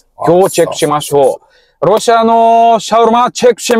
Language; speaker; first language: Japanese; non-native, learner; Russian